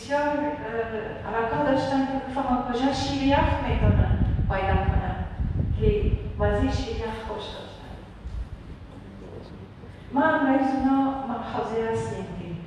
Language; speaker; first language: Persian; non-native, learner; Arabic